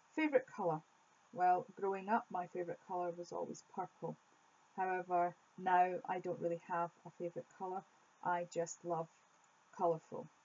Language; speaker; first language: English; native; English